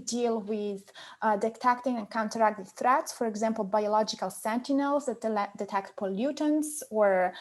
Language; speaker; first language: English; non-native, fluent; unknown